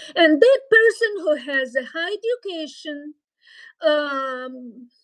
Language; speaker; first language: English; non-native, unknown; Ukrainian